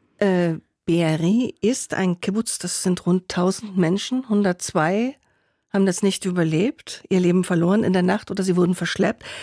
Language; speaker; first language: German; native; German